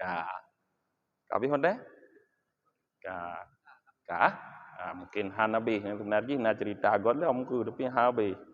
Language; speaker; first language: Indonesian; non-native, local second language; Achinese